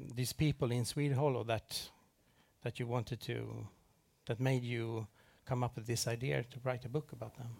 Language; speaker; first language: English; non-native, fluent; Swedish